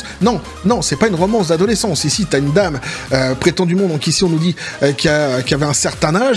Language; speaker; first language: French; native; French